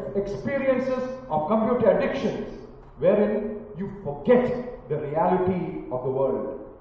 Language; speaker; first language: English; non-native, local second language; Malayalam